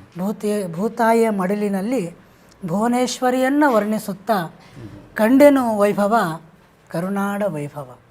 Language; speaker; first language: Kannada; native; Kannada